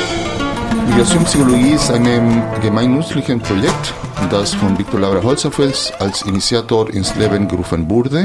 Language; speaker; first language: German; non-native, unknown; Spanish